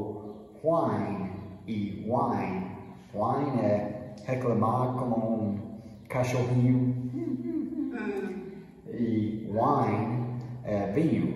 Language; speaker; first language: Portuguese; non-native, fluent; English